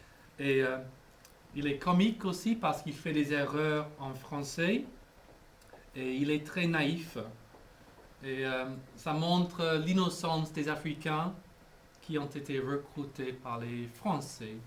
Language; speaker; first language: French; non-native, fluent; English